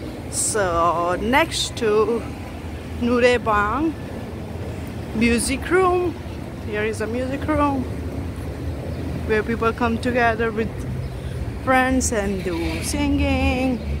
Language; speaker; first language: English; non-native, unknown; Korean